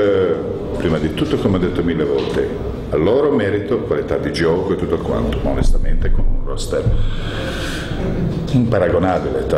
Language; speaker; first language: Italian; non-native, fluent; Croatian